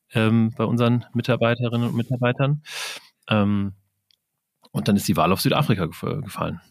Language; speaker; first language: German; native; German